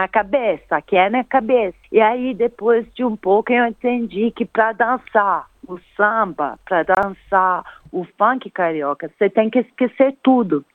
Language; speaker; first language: Portuguese; non-native, fluent; Italian